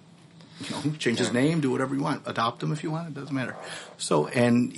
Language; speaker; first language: English; early bilingual, other home language; Filipino